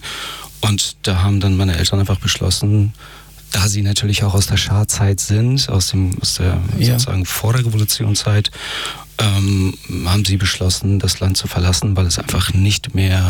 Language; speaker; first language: German; early bilingual, other home language; Persian